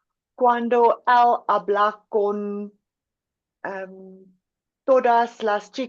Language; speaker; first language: Spanish; non-native, learner; English